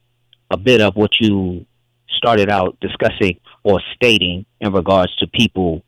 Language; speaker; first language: English; native; English